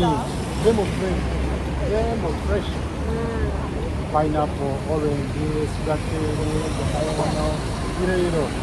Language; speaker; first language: Japanese; non-native, learner; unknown